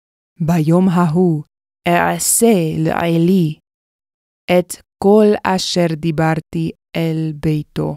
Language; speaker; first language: Hebrew; non-native, fluent; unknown